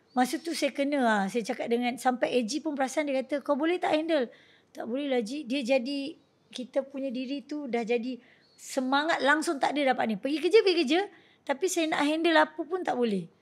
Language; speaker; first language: Malay; native; Malay